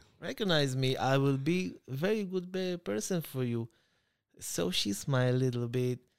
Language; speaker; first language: English; non-native, learner; Hebrew